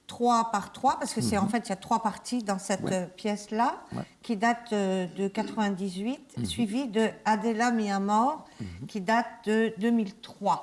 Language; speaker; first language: French; native; French